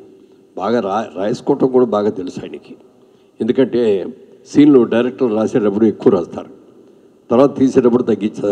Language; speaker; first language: Telugu; native; Telugu